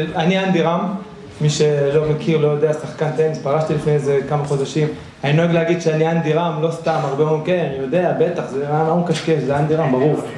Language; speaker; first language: Hebrew; early bilingual, other home language; Spanish